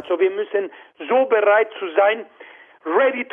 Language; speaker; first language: German; non-native, learner; Spanish